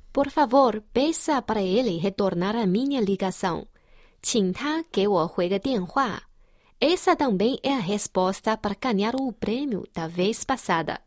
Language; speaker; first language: Portuguese; non-native, fluent; Chinese